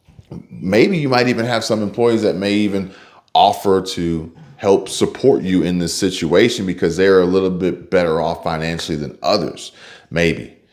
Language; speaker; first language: English; native; English